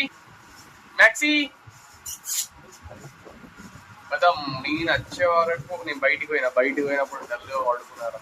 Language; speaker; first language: Telugu; native; Telugu